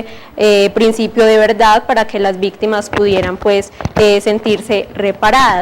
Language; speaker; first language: Spanish; native; Spanish